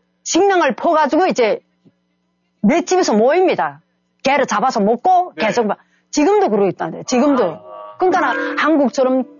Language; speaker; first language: Korean; native; Korean